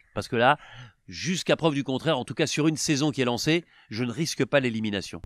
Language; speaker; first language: French; native; French